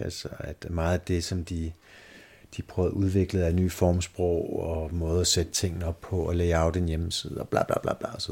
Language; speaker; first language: Danish; native; Danish